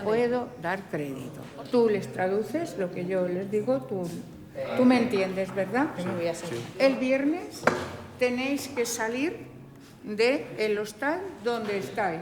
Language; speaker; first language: Spanish; native; Spanish